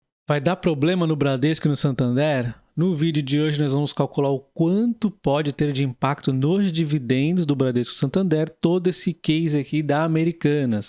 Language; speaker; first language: Portuguese; native; Portuguese